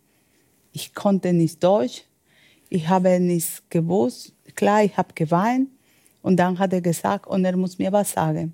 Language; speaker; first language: German; non-native, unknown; Spanish